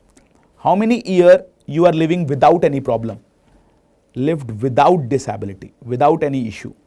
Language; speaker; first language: English; non-native, local second language; Hindi